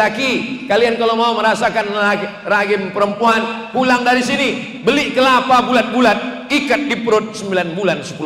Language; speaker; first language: Indonesian; native; Indonesian